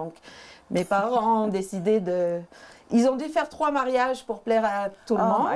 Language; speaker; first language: French; native; French